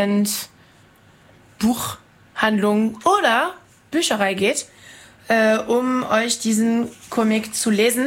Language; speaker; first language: German; non-native, fluent; French